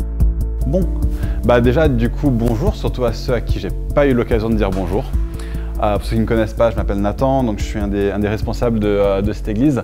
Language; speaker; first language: French; native; French